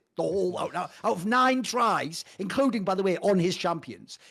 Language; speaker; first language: English; native; English